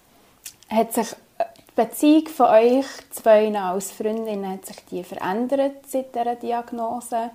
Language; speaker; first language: German; native; German